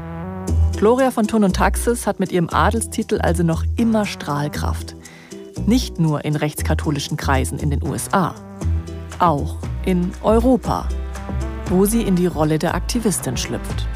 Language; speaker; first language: German; native; German